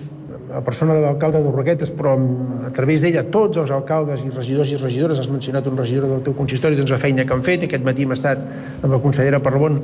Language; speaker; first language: Catalan; native; Catalan